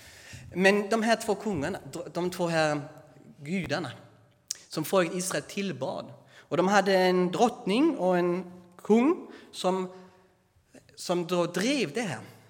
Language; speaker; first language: Swedish; non-native, fluent; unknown